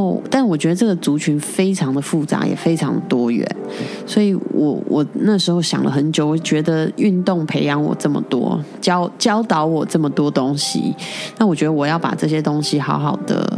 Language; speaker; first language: Chinese; native; Chinese